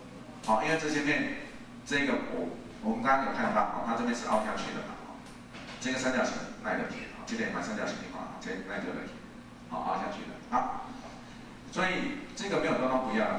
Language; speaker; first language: Chinese; native; Chinese